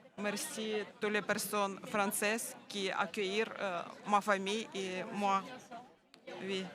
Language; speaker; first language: French; non-native, learner; Ukrainian